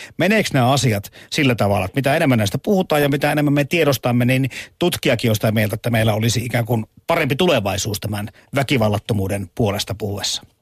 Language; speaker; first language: Finnish; native; Finnish